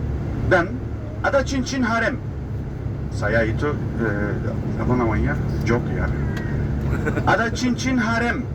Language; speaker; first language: Indonesian; non-native, fluent; Turkish